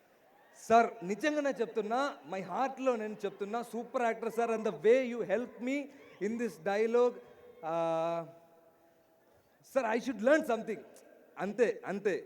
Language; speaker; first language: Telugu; non-native, learner; Malayalam